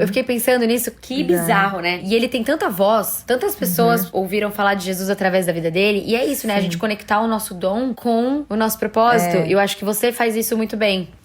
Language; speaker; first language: Portuguese; native; Portuguese